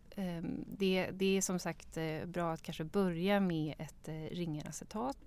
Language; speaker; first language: Swedish; native; Swedish